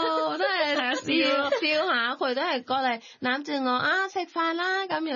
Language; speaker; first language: Cantonese; non-native, learner; Thai